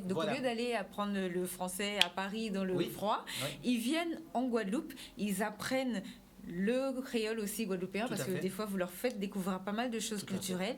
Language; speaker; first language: French; native; French